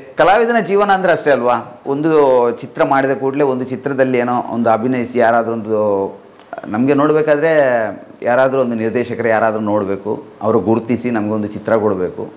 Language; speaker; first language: Kannada; non-native, local second language; Malayalam